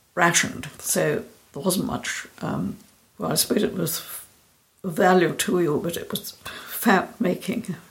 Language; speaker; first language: English; native; English